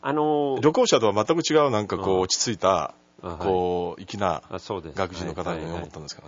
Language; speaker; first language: Japanese; native; Japanese